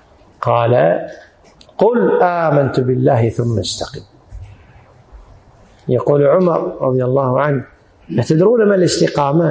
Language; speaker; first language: Arabic; native; Arabic